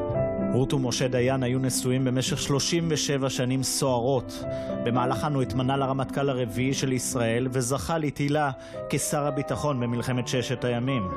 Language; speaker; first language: Hebrew; native; Hebrew